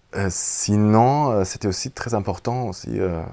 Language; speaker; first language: French; non-native, fluent; German